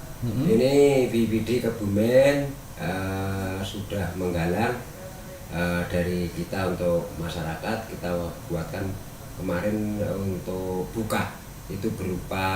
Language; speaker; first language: Indonesian; native; Indonesian